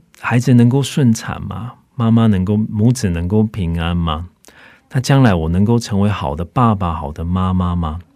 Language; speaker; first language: Chinese; native; Chinese